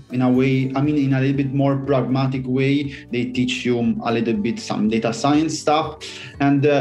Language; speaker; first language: English; non-native, fluent; Italian